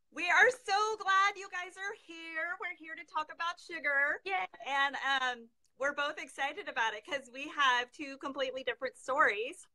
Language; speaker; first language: English; native; English